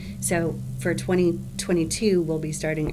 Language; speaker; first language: English; native; English